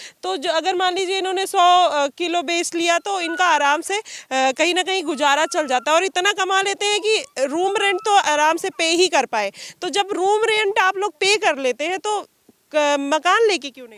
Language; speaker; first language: Hindi; native; Hindi